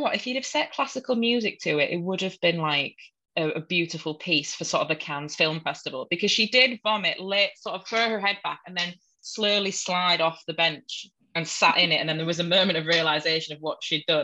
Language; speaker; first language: English; native; English